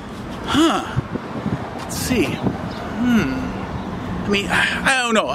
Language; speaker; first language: English; native; English